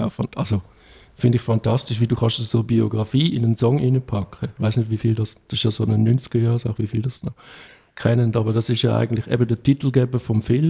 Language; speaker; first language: German; native; German